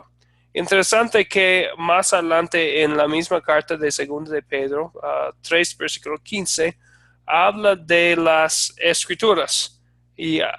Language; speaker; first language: Spanish; non-native, fluent; English